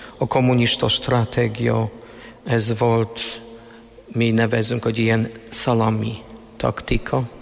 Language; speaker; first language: Hungarian; non-native, fluent; Polish